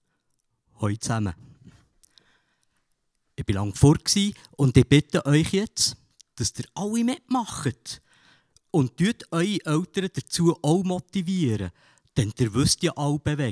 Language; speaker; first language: German; native; German